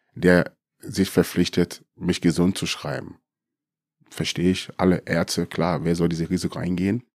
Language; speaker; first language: German; early bilingual, other home language; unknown